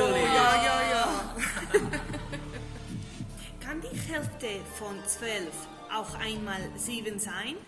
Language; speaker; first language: German; non-native, learner; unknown